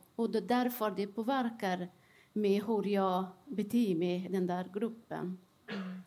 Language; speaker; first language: Swedish; non-native, fluent; Persian